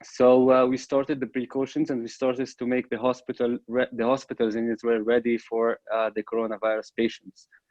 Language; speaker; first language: English; non-native, fluent; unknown